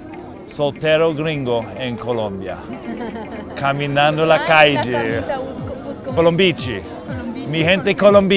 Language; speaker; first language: Spanish; non-native, fluent; English